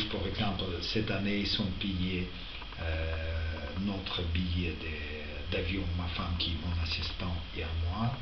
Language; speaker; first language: French; non-native, fluent; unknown